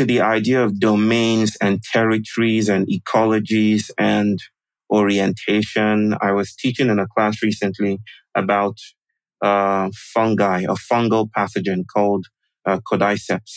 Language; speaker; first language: English; non-native, local second language; Yoruba